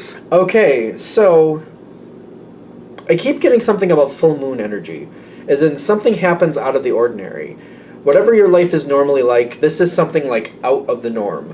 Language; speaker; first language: English; native; English